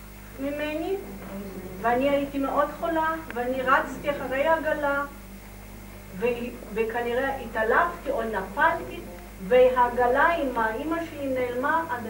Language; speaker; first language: Hebrew; non-native, fluent; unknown